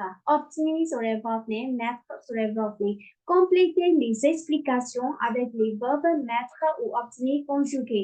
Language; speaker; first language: French; non-native, fluent; Burmese